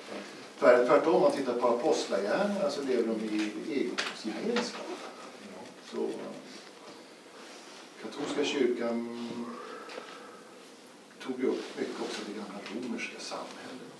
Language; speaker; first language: Swedish; native; Swedish